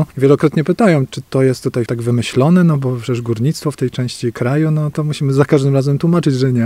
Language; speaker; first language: Polish; native; Polish